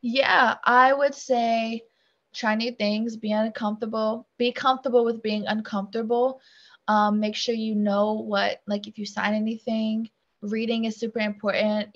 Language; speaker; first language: English; native; English